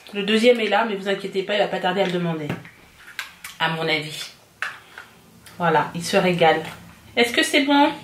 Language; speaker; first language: French; native; French